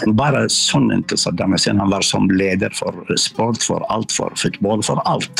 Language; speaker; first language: Norwegian; non-native, learner; Arabic